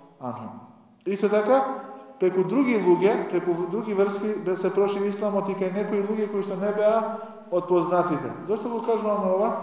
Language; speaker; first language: Macedonian; non-native, local second language; Albanian